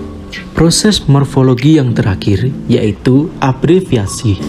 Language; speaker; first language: Indonesian; native; Indonesian